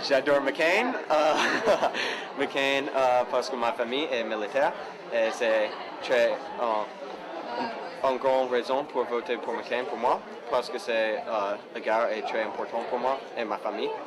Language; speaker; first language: French; non-native, learner; English